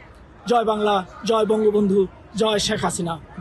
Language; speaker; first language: Hindi; non-native, learner; Bangla